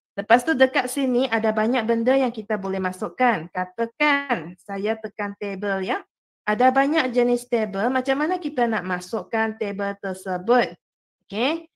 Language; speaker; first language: Malay; non-native, local second language; Chinese